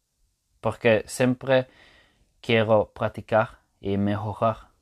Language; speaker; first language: Spanish; non-native, fluent; Italian